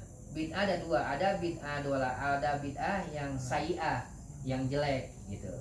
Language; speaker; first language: Indonesian; native; Indonesian